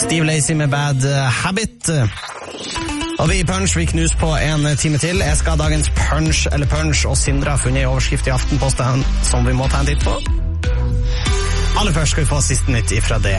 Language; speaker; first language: Norwegian; native; Norwegian